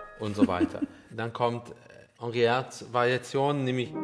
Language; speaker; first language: German; early bilingual, other home language; Russian